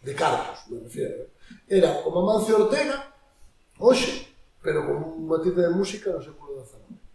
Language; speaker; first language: Spanish; native; Spanish